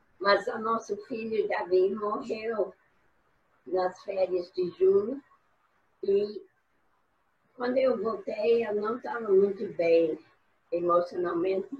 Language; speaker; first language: Portuguese; non-native, fluent; English